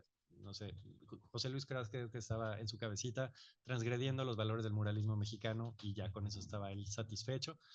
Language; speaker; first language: Spanish; native; Spanish